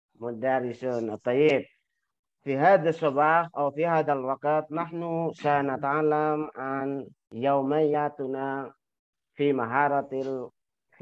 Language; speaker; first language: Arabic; non-native, fluent; Indonesian